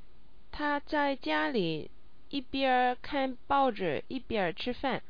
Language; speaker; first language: Chinese; non-native, learner; English